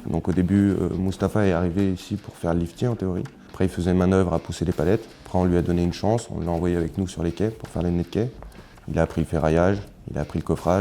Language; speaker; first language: French; native; French